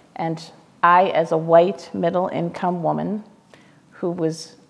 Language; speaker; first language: English; native; English